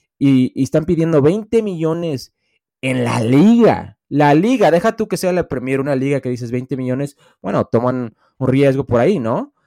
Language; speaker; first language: Spanish; early bilingual, heritage; Spanish